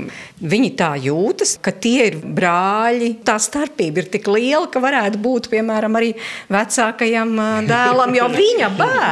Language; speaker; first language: Latvian; native; Latvian